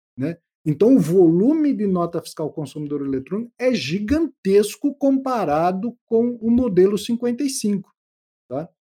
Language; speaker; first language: Portuguese; native; Portuguese